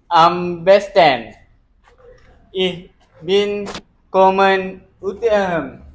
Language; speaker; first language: German; non-native, learner; Malay